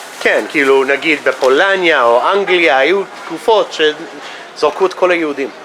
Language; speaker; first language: Hebrew; non-native, fluent; English